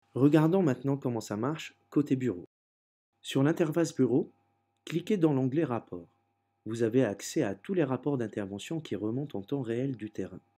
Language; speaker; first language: French; native; French